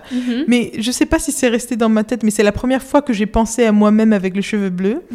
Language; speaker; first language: French; non-native, fluent; Spanish